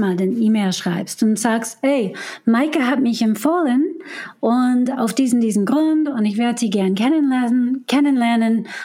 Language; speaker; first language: German; non-native, fluent; English